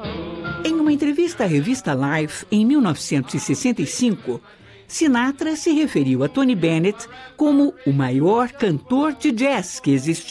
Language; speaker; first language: Portuguese; native; Portuguese